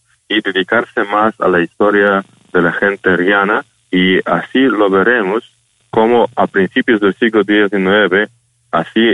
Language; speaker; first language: Spanish; non-native, fluent; Ukrainian